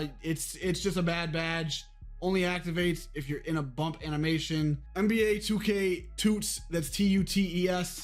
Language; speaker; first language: English; native; English